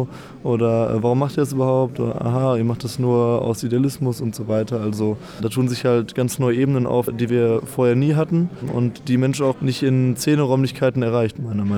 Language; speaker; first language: German; native; German